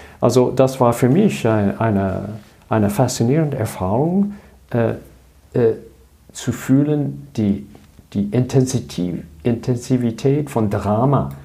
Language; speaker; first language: German; non-native, learner; English